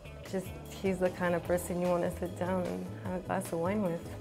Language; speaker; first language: English; non-native, fluent; French